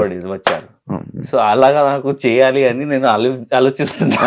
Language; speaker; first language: Telugu; non-native, local second language; Hindi